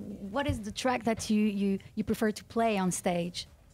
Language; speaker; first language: English; non-native, fluent; French